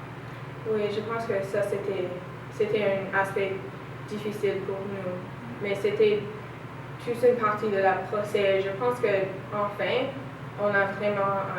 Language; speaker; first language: French; non-native, learner; English